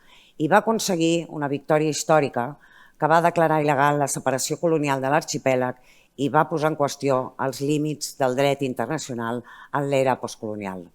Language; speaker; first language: Catalan; native; Catalan